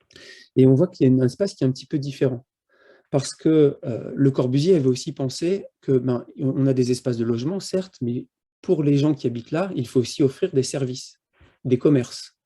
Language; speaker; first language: French; native; French